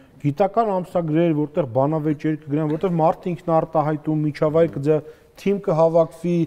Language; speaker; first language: Armenian; native; Armenian